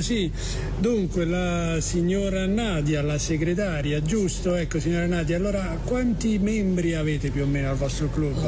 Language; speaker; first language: Italian; native; Italian